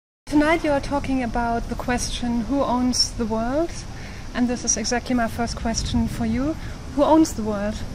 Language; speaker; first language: English; non-native, fluent; German